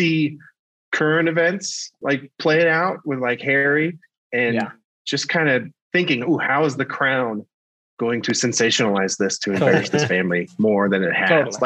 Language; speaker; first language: English; native; English